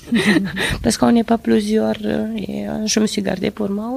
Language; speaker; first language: French; non-native, fluent; Romanian